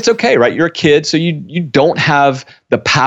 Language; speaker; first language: English; native; English